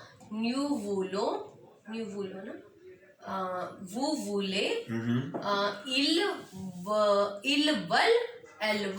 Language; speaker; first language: French; non-native, learner; Hindi